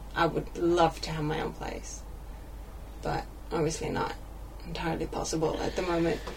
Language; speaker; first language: English; non-native, fluent; Swedish